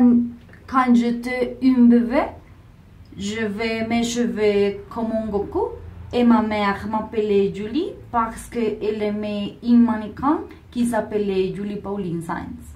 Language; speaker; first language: French; non-native, learner; Spanish